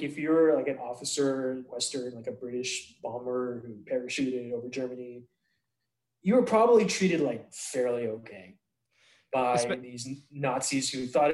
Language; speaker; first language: English; native; English